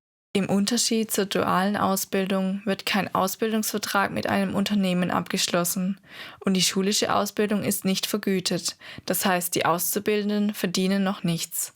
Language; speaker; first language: German; native; German